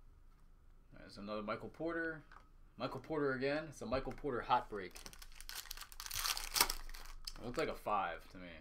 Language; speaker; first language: English; native; English